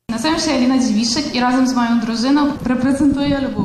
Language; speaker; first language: Polish; early bilingual, heritage; Polish